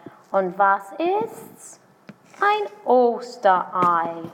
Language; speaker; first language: German; non-native, fluent; English